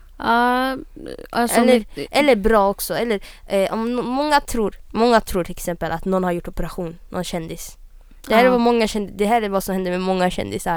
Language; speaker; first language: Swedish; native; Swedish